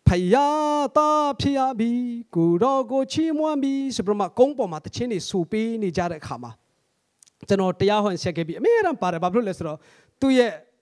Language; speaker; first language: Burmese; non-native, local second language; Hakha Chin